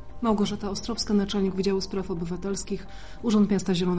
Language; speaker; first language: Polish; native; Polish